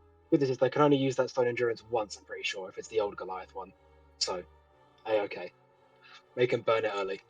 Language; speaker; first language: English; native; English